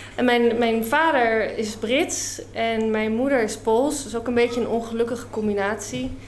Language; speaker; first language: Dutch; non-native, fluent; English